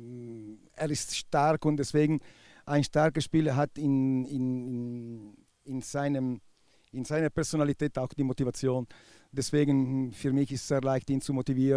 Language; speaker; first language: German; non-native, local second language; Italian